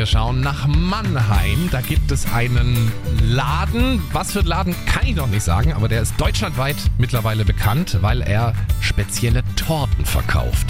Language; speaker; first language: German; native; German